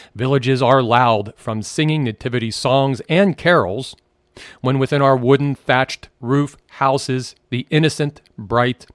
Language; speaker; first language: English; native; English